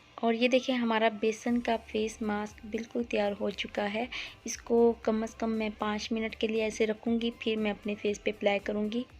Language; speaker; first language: Hindi; non-native, local second language; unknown